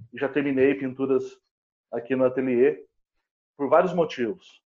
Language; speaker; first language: Portuguese; native; Portuguese